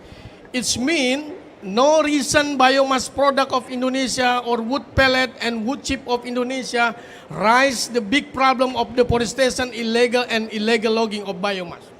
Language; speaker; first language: English; non-native, fluent; Indonesian